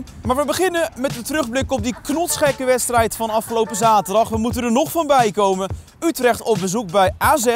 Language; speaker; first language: Dutch; native; Dutch